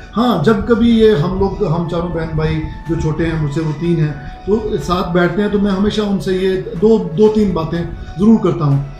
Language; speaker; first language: Urdu; non-native, local second language; Punjabi